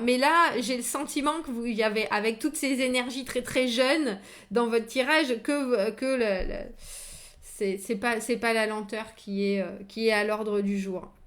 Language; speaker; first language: French; native; French